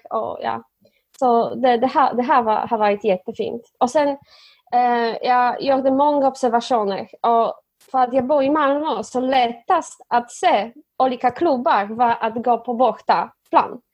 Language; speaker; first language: Swedish; non-native, fluent; Polish